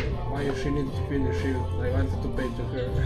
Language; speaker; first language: English; non-native, learner; Serbian